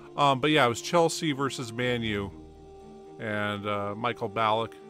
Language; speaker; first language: English; native; English